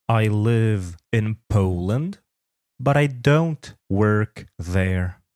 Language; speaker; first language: English; non-native, fluent; Polish